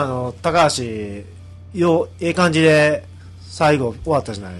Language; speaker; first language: Japanese; native; Japanese